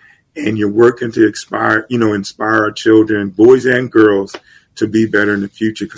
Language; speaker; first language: English; native; English